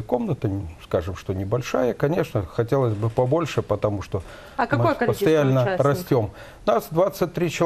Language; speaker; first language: Russian; native; Russian